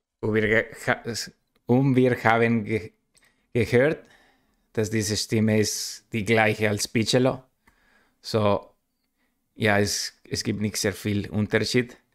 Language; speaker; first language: German; non-native, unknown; Spanish